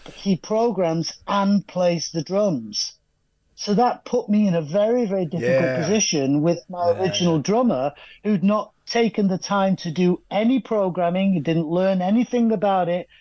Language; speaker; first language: English; native; English